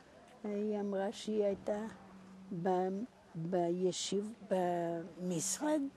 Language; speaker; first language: Hebrew; non-native, fluent; German